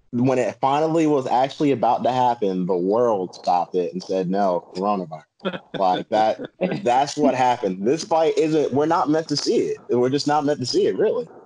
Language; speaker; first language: English; native; English